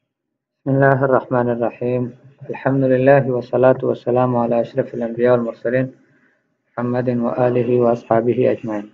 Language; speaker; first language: Arabic; non-native, fluent; Urdu